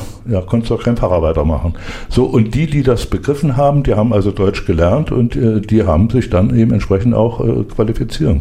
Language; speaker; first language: German; native; German